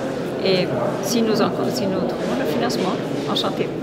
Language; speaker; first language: French; non-native, fluent; Spanish